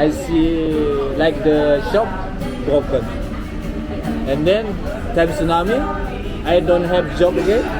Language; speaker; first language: English; non-native, learner; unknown